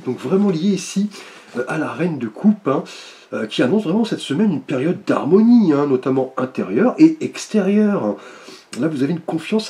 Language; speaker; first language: French; native; French